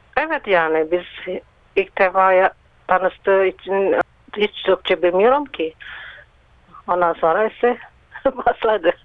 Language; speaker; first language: Turkish; non-native, learner; Indonesian